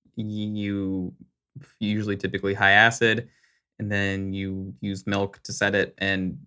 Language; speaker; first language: English; native; English